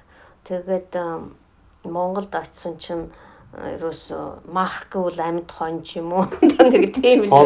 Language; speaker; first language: Mongolian; non-native, fluent; Russian